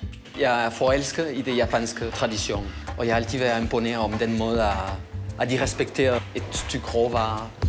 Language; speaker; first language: Danish; non-native, fluent; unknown